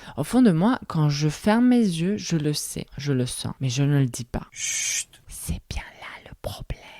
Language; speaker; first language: French; non-native, fluent; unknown